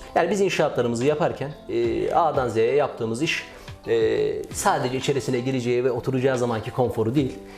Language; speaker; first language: Turkish; native; Turkish